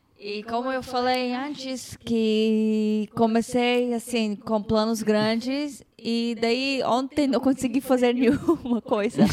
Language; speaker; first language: Portuguese; non-native, fluent; Hebrew